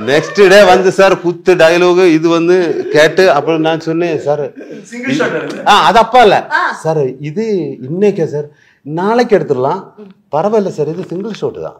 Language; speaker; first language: Tamil; non-native, learner; Malayalam